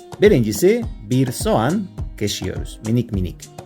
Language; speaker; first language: Turkish; non-native, learner; Spanish